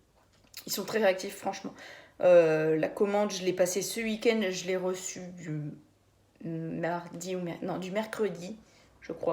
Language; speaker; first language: French; native; French